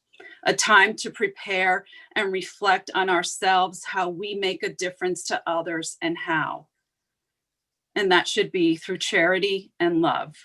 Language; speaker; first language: English; native; English